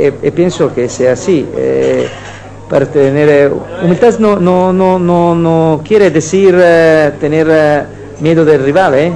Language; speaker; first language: Spanish; non-native, fluent; Italian